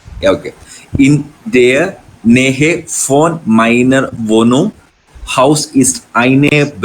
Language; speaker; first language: German; non-native, learner; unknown